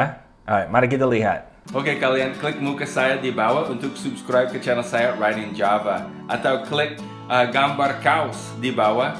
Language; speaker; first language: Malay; non-native, fluent; English